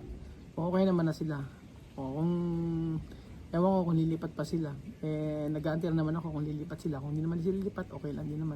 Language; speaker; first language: Filipino; native; Filipino